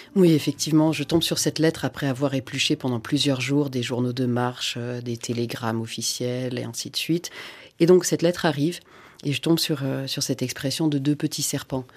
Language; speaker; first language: French; non-native, local second language; Finnish